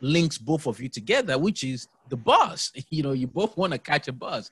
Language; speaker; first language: English; non-native, local second language; Yoruba